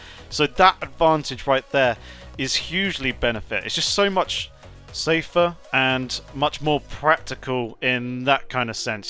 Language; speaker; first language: English; native; English